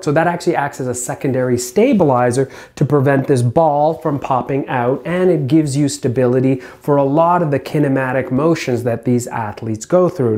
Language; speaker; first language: English; native; English